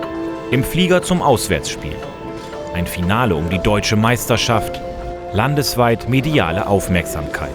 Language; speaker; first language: German; native; German